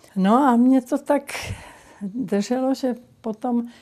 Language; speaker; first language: Czech; native; Czech